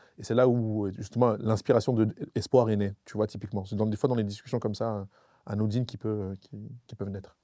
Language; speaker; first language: French; non-native, local second language; Sango